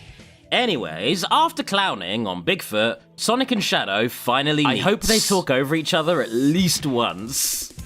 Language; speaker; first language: English; native; English